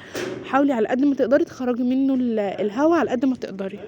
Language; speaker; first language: Arabic; native; Arabic